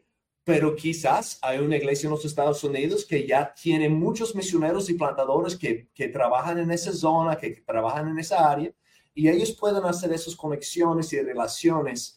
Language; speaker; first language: Spanish; non-native, fluent; English